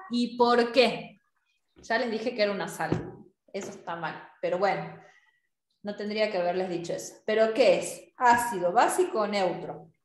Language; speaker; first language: Spanish; native; Spanish